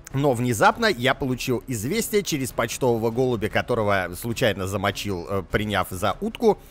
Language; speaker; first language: Russian; native; Russian